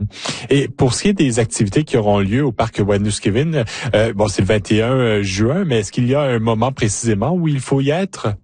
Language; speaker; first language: French; native; French